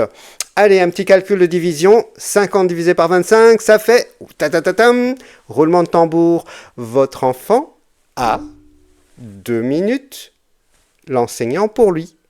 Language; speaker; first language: French; native; French